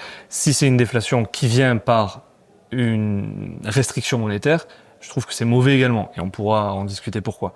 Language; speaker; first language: French; native; French